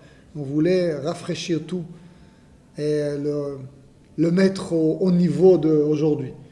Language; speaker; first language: French; non-native, fluent; Hebrew